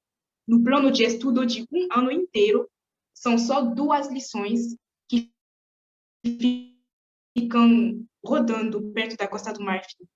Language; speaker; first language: Portuguese; non-native, fluent; French